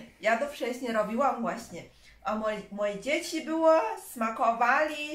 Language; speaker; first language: Polish; non-native, learner; Chinese